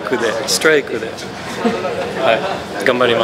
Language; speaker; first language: Japanese; non-native, fluent; English